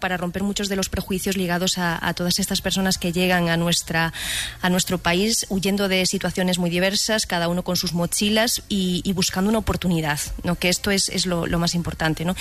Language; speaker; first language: Spanish; native; Spanish